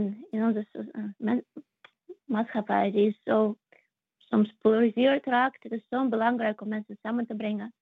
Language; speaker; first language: Dutch; non-native, fluent; Russian